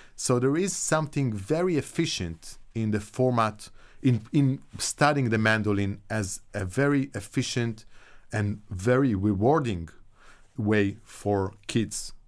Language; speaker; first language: English; non-native, fluent; Hebrew